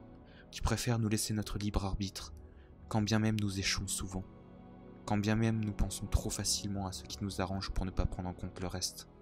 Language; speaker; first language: French; native; French